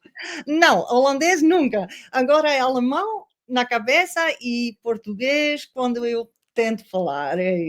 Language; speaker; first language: Portuguese; non-native, learner; Dutch